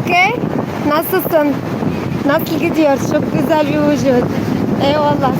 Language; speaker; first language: Turkish; non-native, learner; Arabic